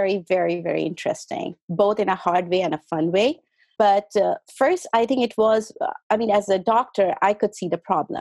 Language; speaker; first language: English; non-native, local second language; Hindi